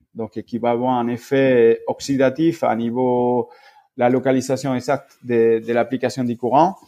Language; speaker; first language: French; non-native, fluent; Spanish